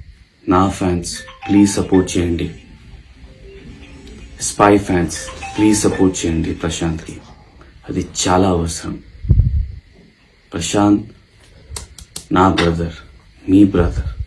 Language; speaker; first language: Telugu; non-native, local second language; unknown